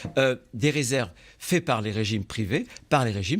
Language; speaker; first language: French; native; French